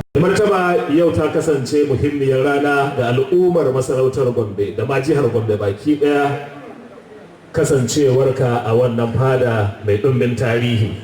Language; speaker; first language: Hausa; native; Hausa